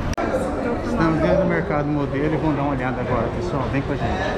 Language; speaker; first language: Portuguese; native; Portuguese